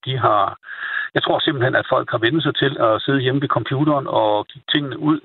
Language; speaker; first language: Danish; native; Danish